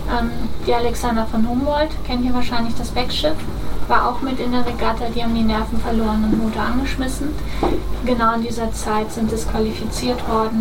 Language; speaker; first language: German; native; German